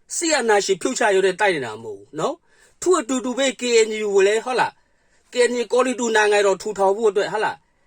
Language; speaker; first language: Burmese; non-native, local second language; Kachin